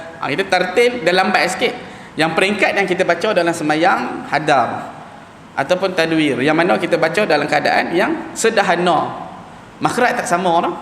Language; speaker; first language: Malay; native; Malay